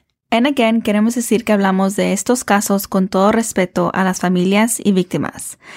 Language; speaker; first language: Spanish; early bilingual, heritage; Spanish